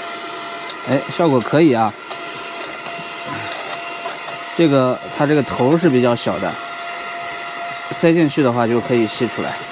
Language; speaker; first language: Chinese; native; Chinese